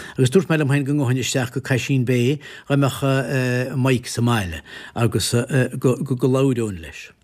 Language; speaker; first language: Irish; native; Irish